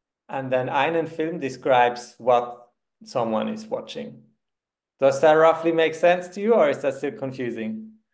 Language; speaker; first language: English; non-native, fluent; German